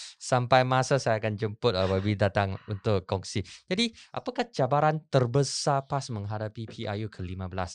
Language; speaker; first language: Malay; non-native, local second language; Chinese